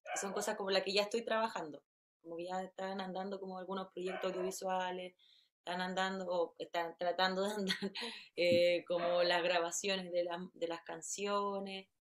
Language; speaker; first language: Spanish; native; Spanish